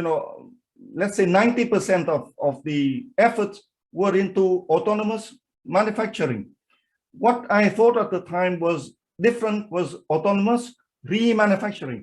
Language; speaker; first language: English; non-native, fluent; Vietnamese